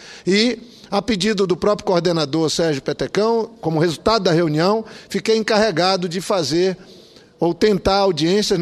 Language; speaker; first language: Portuguese; native; Portuguese